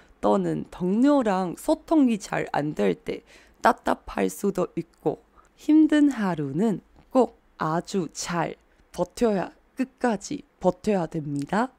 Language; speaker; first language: Korean; non-native, fluent; Chinese